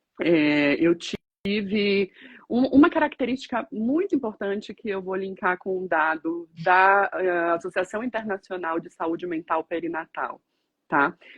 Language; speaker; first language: Portuguese; native; Portuguese